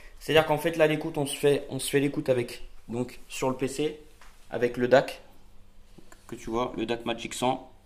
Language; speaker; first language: French; native; French